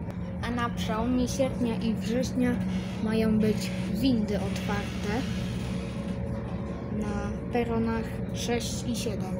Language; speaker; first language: Polish; native; Polish